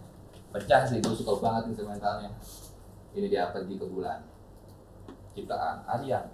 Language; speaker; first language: Indonesian; native; Indonesian